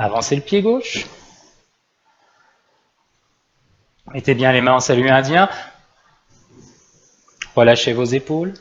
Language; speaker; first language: French; native; French